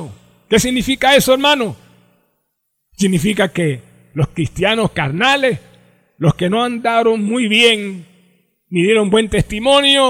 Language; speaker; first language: Spanish; native; Spanish